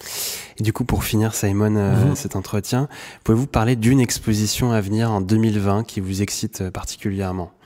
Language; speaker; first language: French; native; French